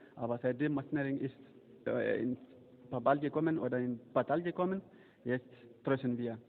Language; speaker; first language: German; non-native, fluent; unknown